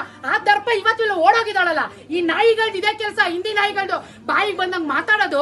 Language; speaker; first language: Kannada; native; Kannada